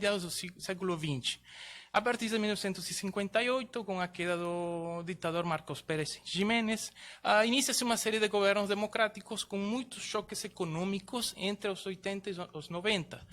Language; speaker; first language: Portuguese; non-native, fluent; Spanish